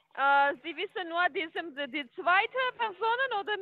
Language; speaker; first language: German; non-native, learner; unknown